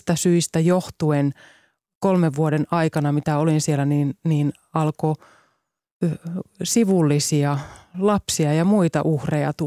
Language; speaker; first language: Finnish; native; Finnish